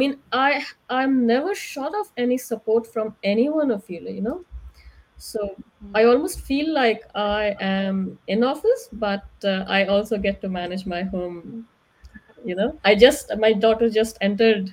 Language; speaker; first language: English; non-native, local second language; Hindi